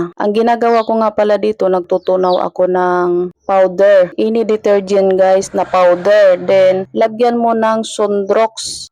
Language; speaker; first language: Filipino; non-native, local second language; Cebuano